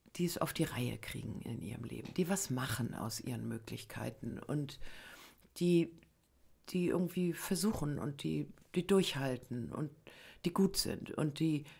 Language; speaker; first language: German; native; German